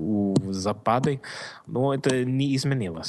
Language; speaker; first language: Russian; non-native, learner; English